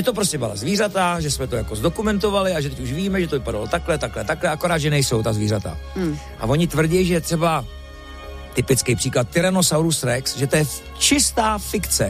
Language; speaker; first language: Czech; native; Czech